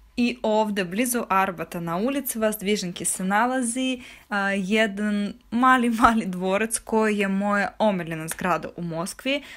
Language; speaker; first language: Bosnian; non-native, fluent; Russian